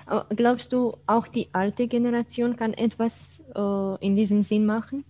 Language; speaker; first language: German; non-native, fluent; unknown